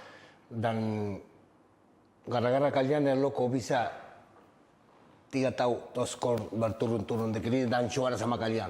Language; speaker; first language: Indonesian; non-native, fluent; Spanish